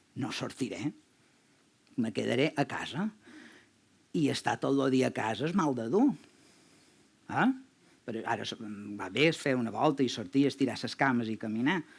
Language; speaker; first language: Catalan; native; Catalan